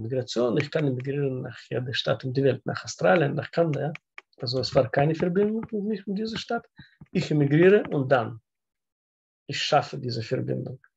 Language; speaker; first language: German; non-native, learner; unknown